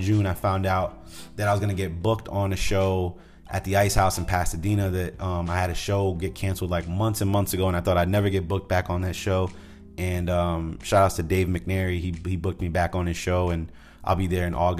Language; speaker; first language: English; native; English